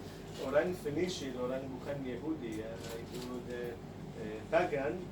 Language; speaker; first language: Indonesian; non-native, fluent; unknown